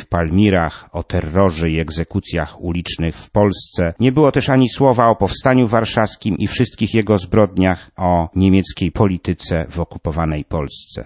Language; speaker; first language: Polish; native; Polish